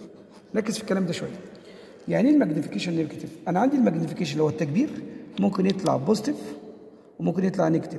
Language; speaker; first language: Arabic; native; Arabic